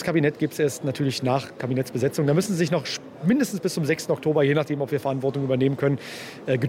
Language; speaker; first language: German; native; German